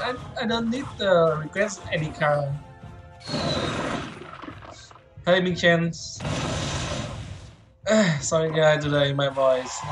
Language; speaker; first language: English; non-native, learner; Vietnamese